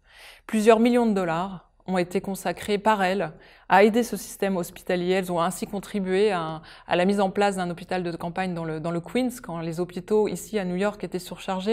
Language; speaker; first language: French; native; French